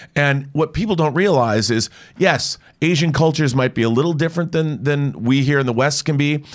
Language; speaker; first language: English; native; English